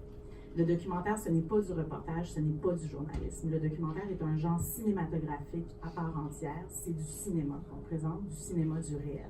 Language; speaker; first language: French; native; French